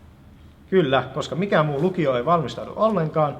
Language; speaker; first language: Finnish; native; Finnish